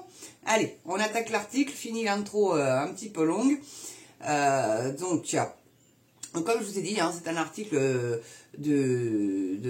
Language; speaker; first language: French; native; French